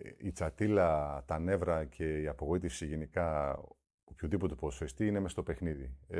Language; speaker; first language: Greek; early bilingual, heritage; Greek